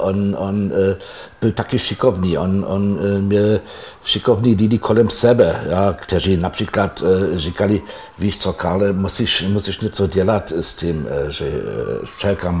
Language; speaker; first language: Czech; non-native, fluent; German